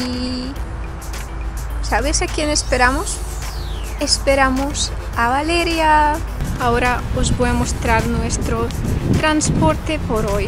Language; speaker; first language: Spanish; non-native, fluent; Russian